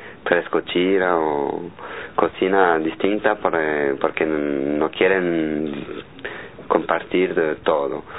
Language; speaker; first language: Spanish; non-native, fluent; French